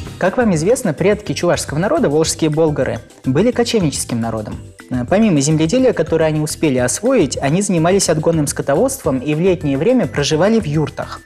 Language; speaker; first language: Russian; non-native, local second language; Chuvash